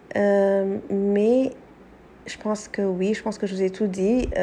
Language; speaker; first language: French; non-native, local second language; English